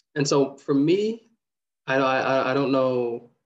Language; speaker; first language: English; early bilingual, other home language; Somali